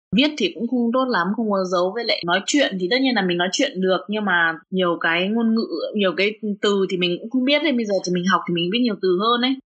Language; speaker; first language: Vietnamese; early bilingual, other home language; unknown